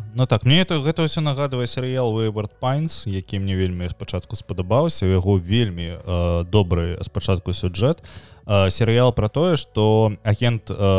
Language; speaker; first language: Belarusian; non-native, local second language; Russian